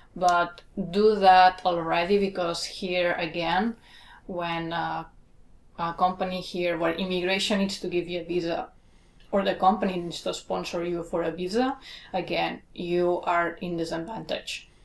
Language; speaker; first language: English; non-native, fluent; Spanish